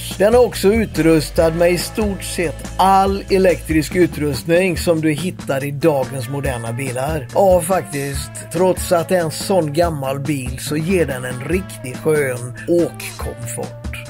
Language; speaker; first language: Swedish; native; Swedish